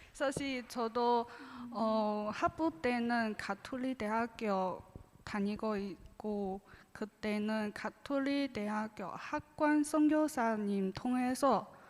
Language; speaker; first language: Korean; non-native, learner; Chinese